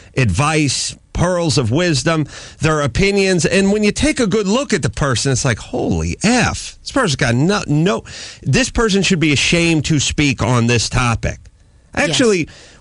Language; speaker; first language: English; native; English